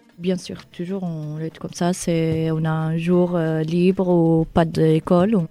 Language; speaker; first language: French; non-native, local second language; Arabic